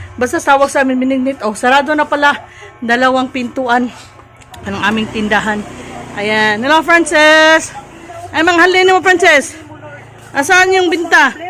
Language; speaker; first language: Filipino; non-native, local second language; Cebuano